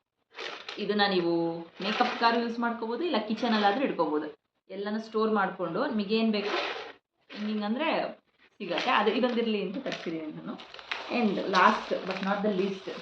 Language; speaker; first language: Kannada; native; Kannada